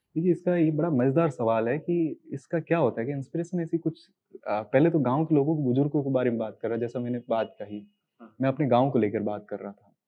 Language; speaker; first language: Hindi; native; Hindi